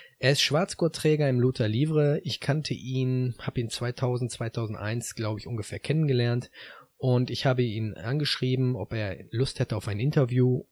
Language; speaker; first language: German; native; German